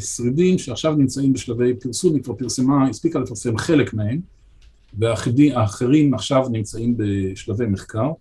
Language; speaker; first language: Hebrew; native; Hebrew